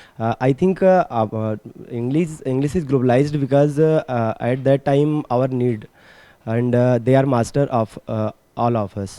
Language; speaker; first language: English; non-native, learner; Hindi